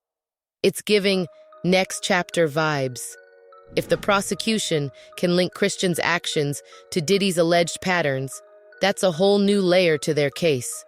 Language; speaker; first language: English; native; English